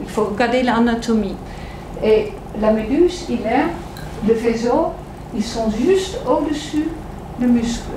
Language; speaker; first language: French; non-native, fluent; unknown